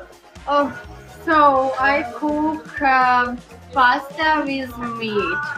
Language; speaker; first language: English; non-native, learner; Russian